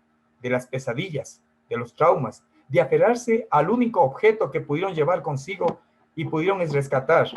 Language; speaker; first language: Spanish; native; Spanish